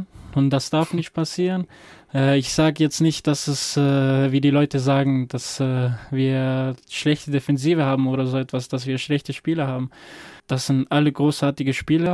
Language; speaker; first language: German; non-native, fluent; Croatian